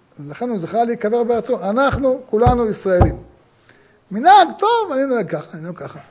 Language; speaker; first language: Hebrew; native; Hebrew